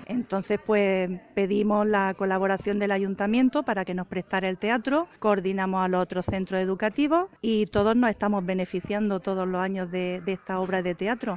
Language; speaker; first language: Spanish; native; Spanish